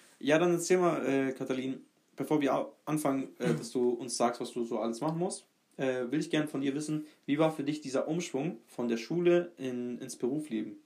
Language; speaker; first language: German; native; German